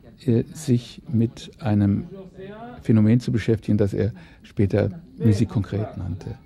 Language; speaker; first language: German; native; German